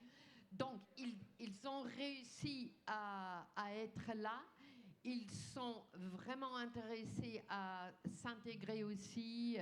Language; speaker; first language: French; non-native, fluent; German